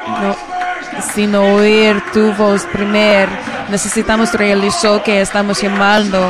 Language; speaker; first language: Spanish; non-native, learner; English